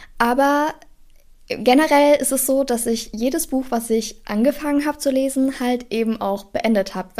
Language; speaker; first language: German; native; German